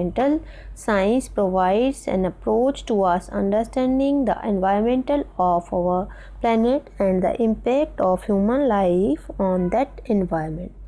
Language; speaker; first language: English; non-native, local second language; Hindi